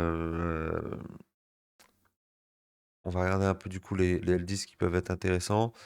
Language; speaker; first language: French; native; French